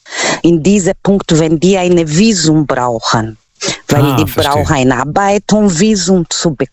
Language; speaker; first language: German; non-native, learner; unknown